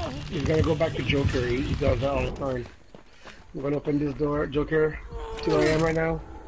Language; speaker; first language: English; native; English